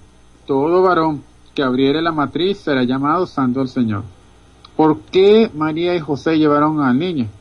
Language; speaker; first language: Spanish; native; Spanish